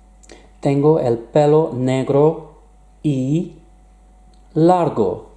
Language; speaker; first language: Spanish; non-native, fluent; English